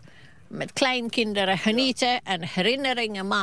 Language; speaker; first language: Dutch; non-native, fluent; Finnish